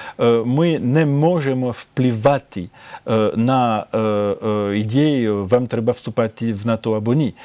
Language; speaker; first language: Ukrainian; non-native, fluent; French